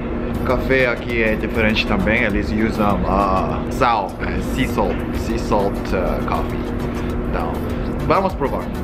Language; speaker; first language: Portuguese; non-native, learner; Korean